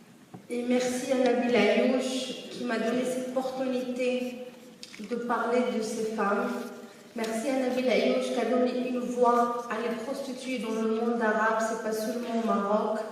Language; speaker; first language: French; non-native, local second language; Arabic